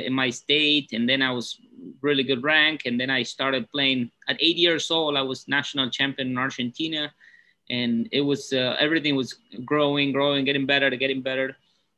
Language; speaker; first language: English; non-native, fluent; Spanish